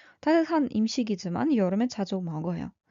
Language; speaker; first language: Korean; non-native, fluent; Russian